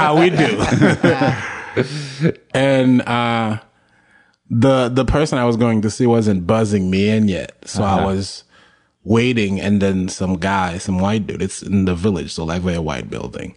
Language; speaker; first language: English; non-native, fluent; Haitian Creole